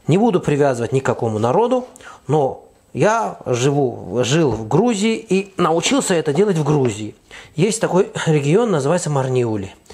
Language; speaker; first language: Russian; non-native, fluent; Azerbaijani